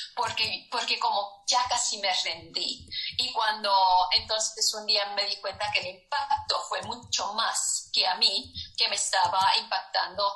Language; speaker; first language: Spanish; early bilingual, heritage; Spanish